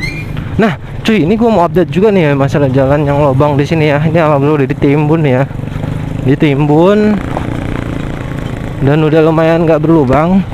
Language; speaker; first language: Indonesian; native; Indonesian